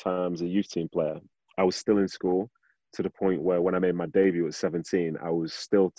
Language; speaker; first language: English; native; English